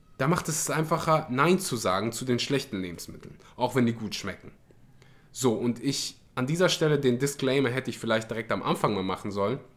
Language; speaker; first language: German; early bilingual, other home language; Russian